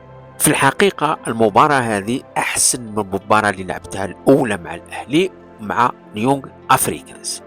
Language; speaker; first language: Arabic; non-native, local second language; Kabyle